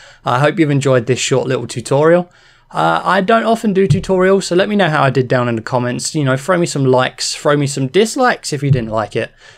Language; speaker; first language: English; native; English